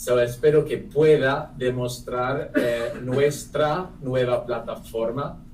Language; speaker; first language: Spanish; non-native, fluent; English